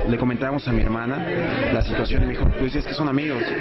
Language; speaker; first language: Spanish; native; Spanish